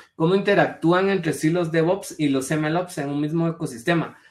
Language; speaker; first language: Spanish; native; Spanish